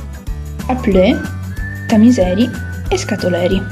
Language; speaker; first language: French; non-native, learner; Italian